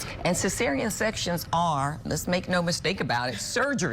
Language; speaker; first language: English; native; English